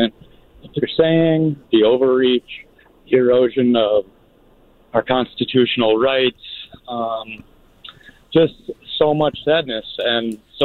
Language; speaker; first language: English; native; English